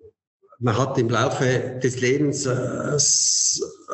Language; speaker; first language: German; native; German